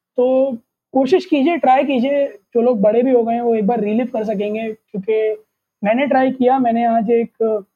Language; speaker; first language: Hindi; native; Hindi